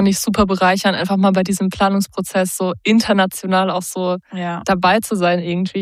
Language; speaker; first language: German; native; German